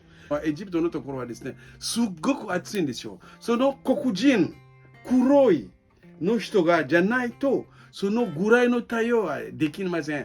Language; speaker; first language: Japanese; non-native, fluent; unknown